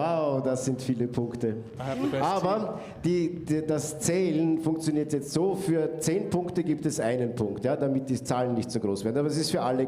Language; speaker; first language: German; native; German